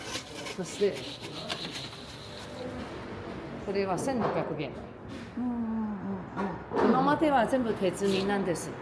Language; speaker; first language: Japanese; native; Japanese